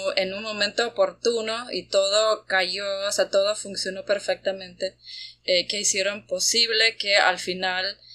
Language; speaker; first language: Spanish; non-native, fluent; German